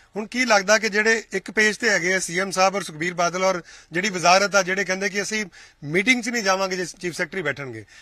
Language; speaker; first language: Punjabi; native; Punjabi